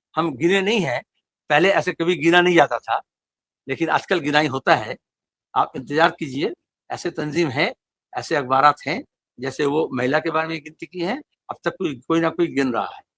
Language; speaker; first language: Hindi; non-native, local second language; Bangla